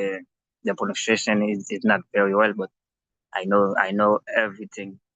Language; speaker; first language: English; non-native, learner; Haitian Creole